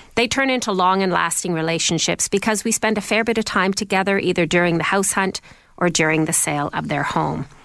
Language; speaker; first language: English; non-native, fluent; Icelandic